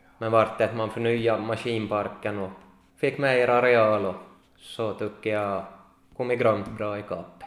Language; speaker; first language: Swedish; native; Swedish